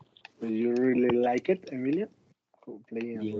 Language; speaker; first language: English; non-native, learner; Spanish